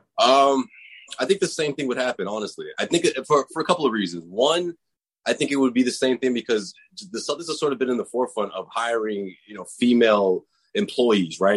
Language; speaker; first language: English; native; English